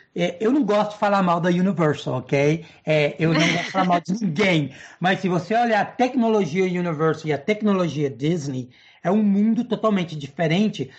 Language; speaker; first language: Portuguese; non-native, fluent; English